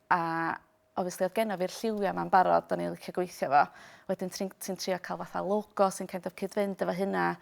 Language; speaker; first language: Welsh; native; Welsh